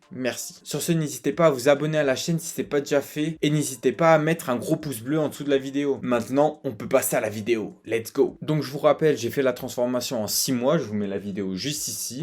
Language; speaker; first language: French; native; French